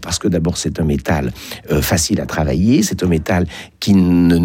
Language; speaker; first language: French; native; French